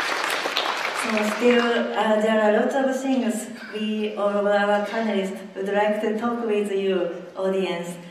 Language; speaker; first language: English; non-native, fluent; Japanese